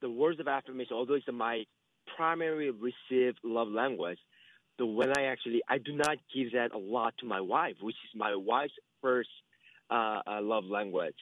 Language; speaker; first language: English; non-native, fluent; Korean